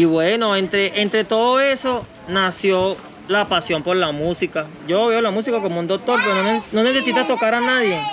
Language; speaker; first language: Spanish; native; Spanish